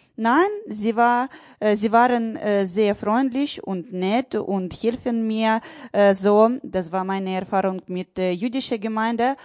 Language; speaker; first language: German; non-native, learner; Ukrainian